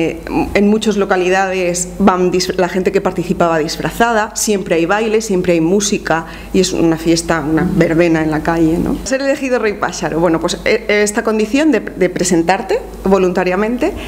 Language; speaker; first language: Spanish; native; Spanish